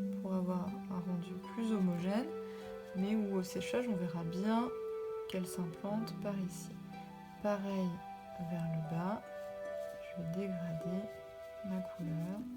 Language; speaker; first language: French; native; French